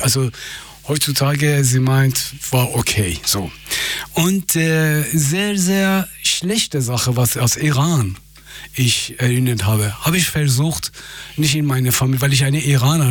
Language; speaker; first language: German; non-native, fluent; Persian